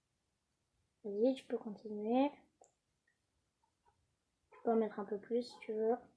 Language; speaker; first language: French; native; French